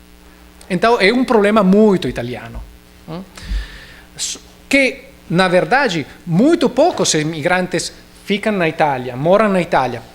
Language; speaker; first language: Portuguese; non-native, learner; Italian